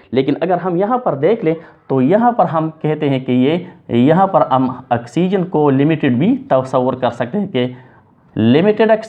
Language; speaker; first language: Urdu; non-native, local second language; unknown